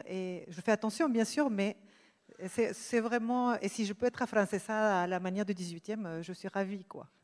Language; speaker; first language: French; non-native, fluent; Spanish